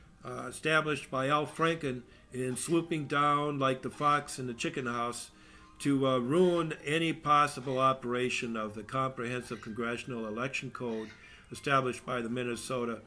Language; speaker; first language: English; native; English